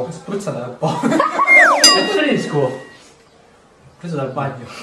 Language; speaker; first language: Italian; early bilingual, other home language; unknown